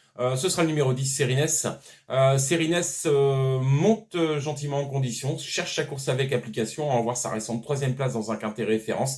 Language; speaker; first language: French; native; French